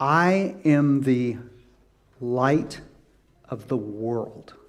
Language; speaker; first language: English; native; English